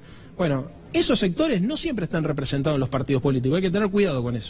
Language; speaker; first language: Spanish; native; Spanish